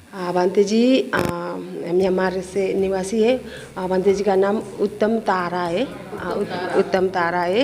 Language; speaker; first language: Hindi; non-native, learner; Burmese